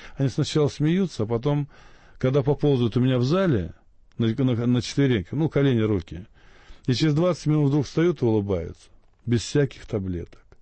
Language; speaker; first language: Russian; native; Russian